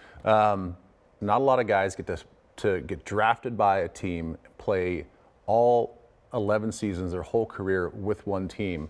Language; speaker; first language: English; native; English